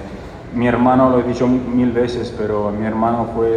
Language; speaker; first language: Spanish; non-native, fluent; Italian